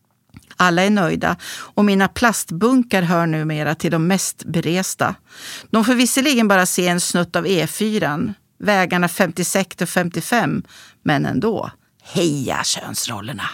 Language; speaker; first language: Swedish; native; Swedish